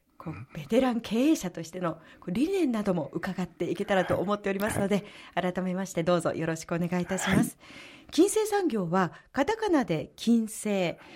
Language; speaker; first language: Japanese; native; Japanese